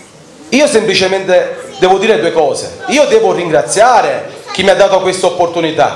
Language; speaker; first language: Italian; native; Italian